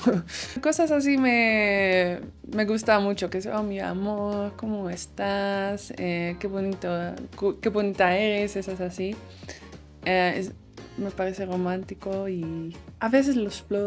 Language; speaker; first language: Spanish; non-native, fluent; Dutch